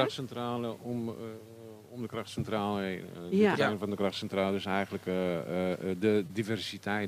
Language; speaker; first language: Dutch; non-native, fluent; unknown